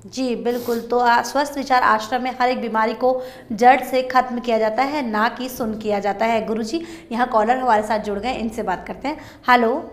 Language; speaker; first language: Hindi; native; Hindi